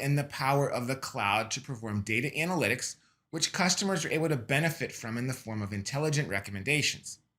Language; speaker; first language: English; native; English